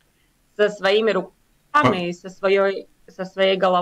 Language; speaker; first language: Russian; non-native, local second language; Latvian